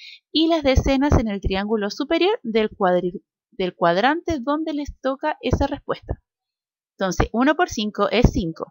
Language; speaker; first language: Spanish; native; Spanish